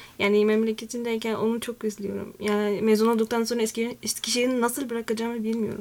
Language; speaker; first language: Turkish; non-native, fluent; Arabic